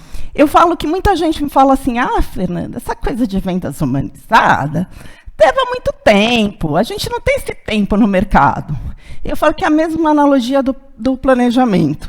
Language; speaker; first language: Portuguese; native; Portuguese